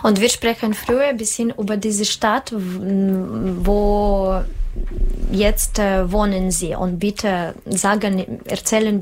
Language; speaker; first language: German; non-native, learner; Russian